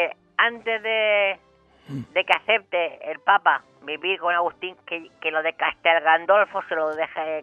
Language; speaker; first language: Spanish; native; Spanish